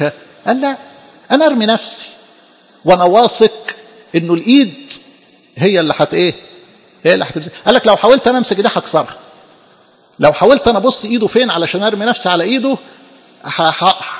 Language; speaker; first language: Arabic; native; Arabic